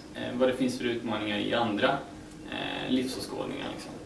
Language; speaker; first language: Swedish; native; Swedish